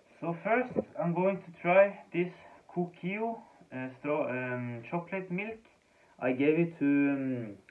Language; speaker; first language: English; non-native, fluent; Danish